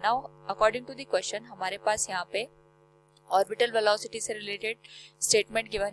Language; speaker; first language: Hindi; native; Hindi